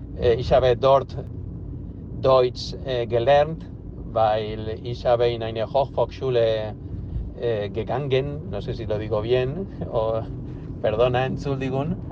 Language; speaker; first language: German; non-native, learner; Spanish